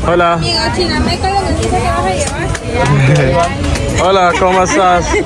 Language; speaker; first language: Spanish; non-native, learner; Malayalam